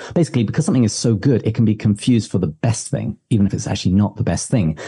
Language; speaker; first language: English; native; English